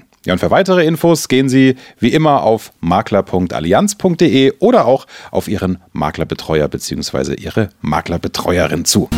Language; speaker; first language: German; native; German